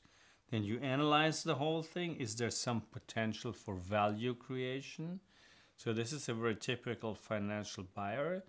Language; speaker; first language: English; non-native, fluent; German